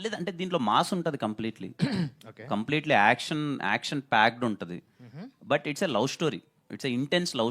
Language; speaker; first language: Telugu; native; Telugu